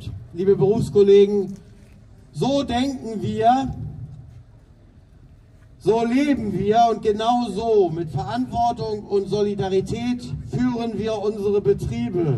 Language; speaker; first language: German; native; German